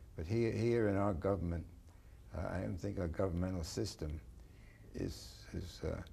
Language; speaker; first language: English; native; English